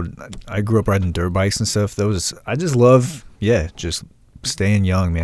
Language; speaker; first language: English; native; English